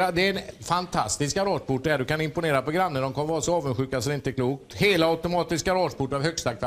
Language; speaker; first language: Swedish; native; Swedish